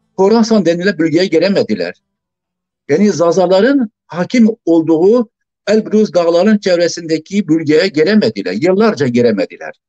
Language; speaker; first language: Turkish; non-native, local second language; Zaza